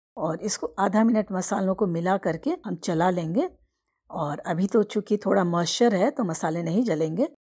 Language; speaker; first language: Hindi; native; Hindi